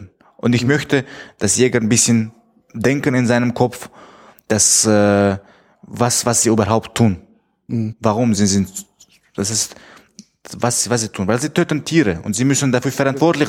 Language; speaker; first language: German; non-native, fluent; Tajik